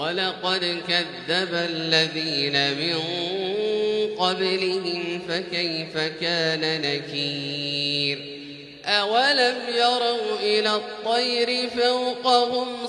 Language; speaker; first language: Arabic; native; Arabic